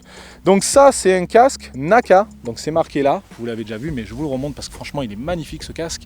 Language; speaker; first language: French; native; French